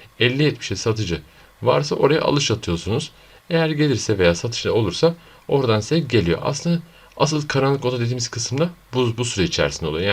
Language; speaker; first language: Turkish; native; Turkish